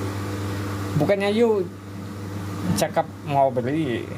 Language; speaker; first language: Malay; non-native, local second language; Hakka Chinese